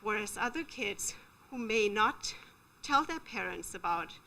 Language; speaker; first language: English; non-native, fluent; German